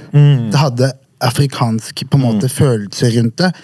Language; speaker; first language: Norwegian; early bilingual, other home language; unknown